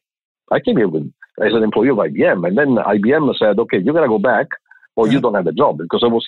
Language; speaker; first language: English; non-native, fluent; Italian